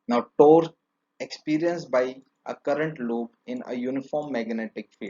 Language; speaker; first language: English; non-native, local second language; Hindi